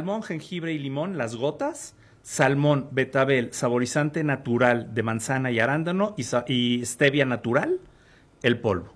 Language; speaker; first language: Spanish; native; Spanish